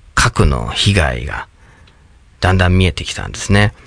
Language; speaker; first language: Japanese; non-native, fluent; English